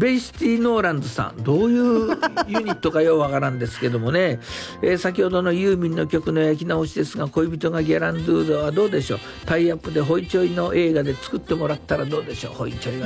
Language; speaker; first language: Japanese; native; Japanese